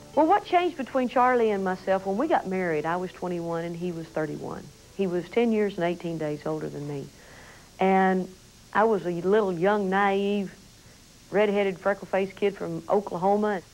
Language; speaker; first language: English; native; English